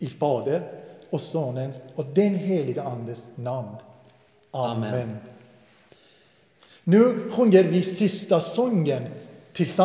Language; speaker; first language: Swedish; non-native, fluent; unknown